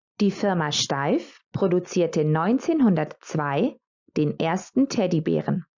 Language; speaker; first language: German; non-native, fluent; Croatian